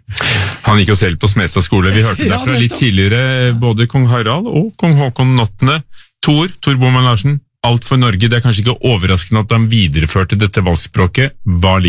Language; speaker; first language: Norwegian; native; Norwegian